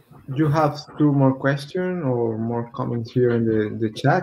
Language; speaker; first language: English; non-native, learner; Portuguese